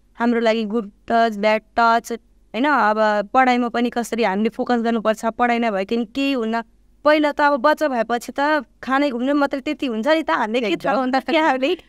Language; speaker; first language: Nepali; non-native, local second language; Bhojpuri